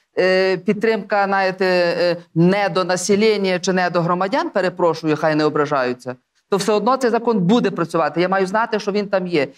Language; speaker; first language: Ukrainian; native; Ukrainian